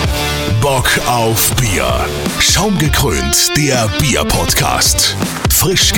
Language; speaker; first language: German; native; German